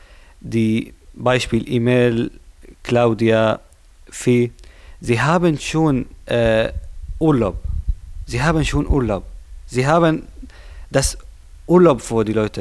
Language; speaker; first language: German; non-native, learner; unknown